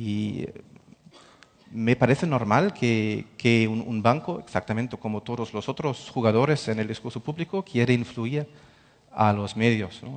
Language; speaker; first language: Spanish; non-native, fluent; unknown